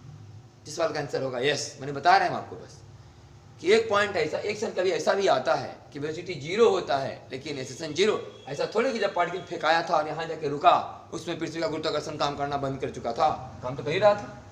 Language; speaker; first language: Hindi; native; Hindi